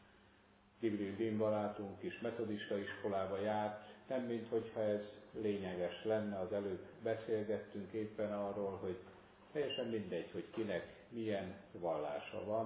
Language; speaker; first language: Hungarian; native; Hungarian